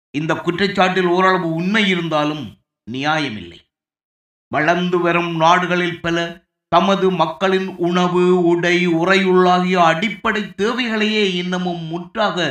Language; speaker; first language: Tamil; native; Tamil